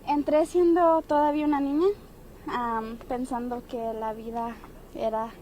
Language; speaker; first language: Spanish; early bilingual, heritage; Spanish